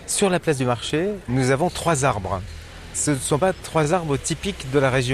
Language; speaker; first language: French; native; French